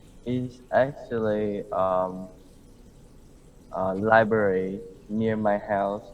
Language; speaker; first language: English; non-native, learner; Vietnamese